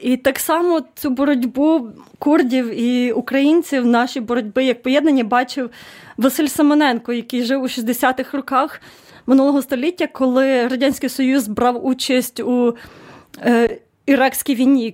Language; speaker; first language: Ukrainian; native; Ukrainian